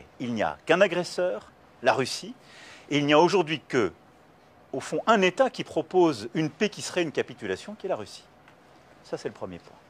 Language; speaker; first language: French; native; French